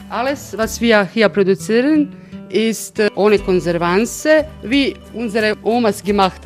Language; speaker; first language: German; non-native, learner; Croatian